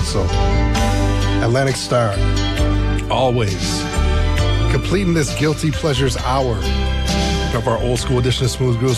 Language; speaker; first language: English; native; English